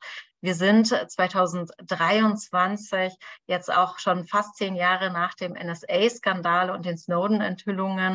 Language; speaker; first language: German; native; German